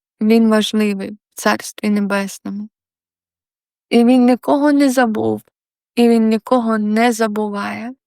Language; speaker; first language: Ukrainian; non-native, local second language; Russian